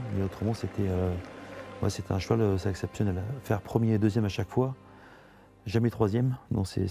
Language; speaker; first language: French; native; French